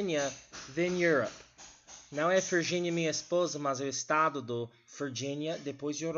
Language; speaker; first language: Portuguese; non-native, learner; English